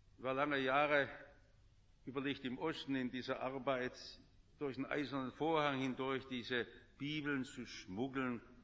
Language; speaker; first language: German; native; German